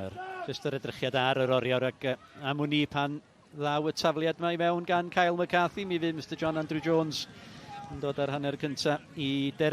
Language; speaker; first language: Welsh; native; Welsh